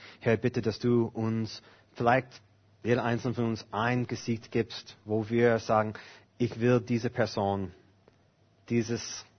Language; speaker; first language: German; non-native, fluent; English